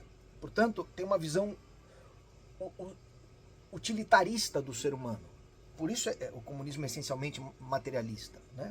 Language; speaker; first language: Portuguese; native; Portuguese